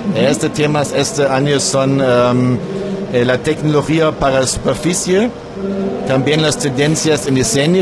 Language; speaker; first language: Spanish; non-native, learner; German